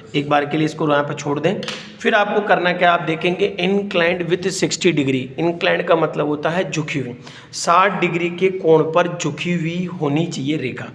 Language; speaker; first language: Hindi; native; Hindi